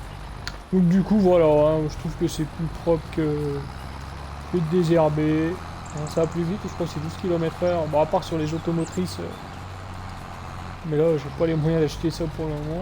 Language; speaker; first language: French; native; French